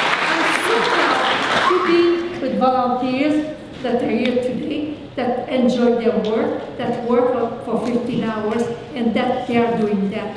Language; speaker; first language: English; non-native, fluent; French